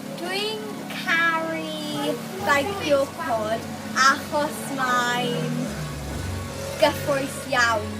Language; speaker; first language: Welsh; non-native, local second language; English